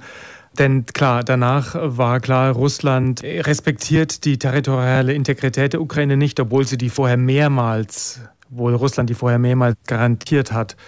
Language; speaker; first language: German; native; German